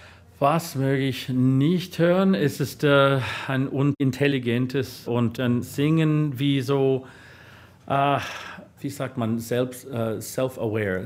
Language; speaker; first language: German; non-native, fluent; English